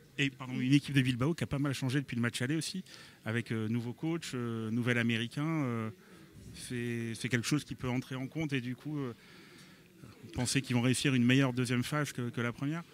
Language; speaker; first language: French; native; French